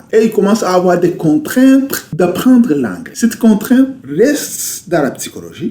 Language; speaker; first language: French; non-native, local second language; Rundi